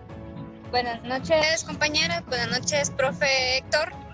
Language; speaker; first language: Spanish; native; Spanish